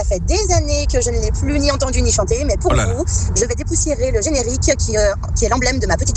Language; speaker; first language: French; native; French